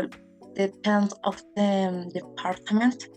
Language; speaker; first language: English; non-native, learner; Spanish